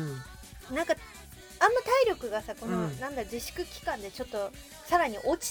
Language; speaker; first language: Japanese; native; Japanese